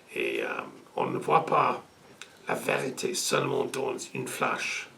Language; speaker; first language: French; non-native, fluent; English